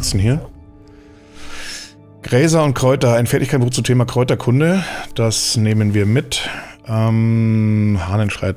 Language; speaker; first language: German; native; German